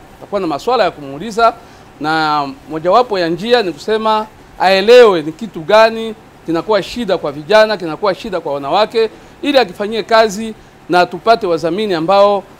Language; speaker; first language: Swahili; native; Swahili